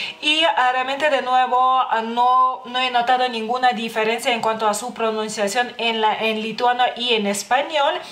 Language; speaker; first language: Spanish; non-native, fluent; Lithuanian